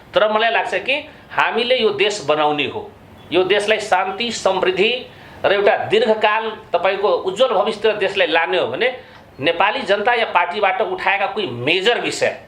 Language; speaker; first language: Nepali; non-native, local second language; Maithili